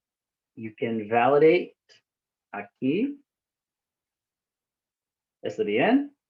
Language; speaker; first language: Spanish; non-native, learner; English